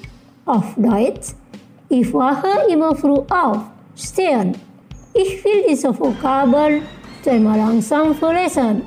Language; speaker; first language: German; non-native, learner; Indonesian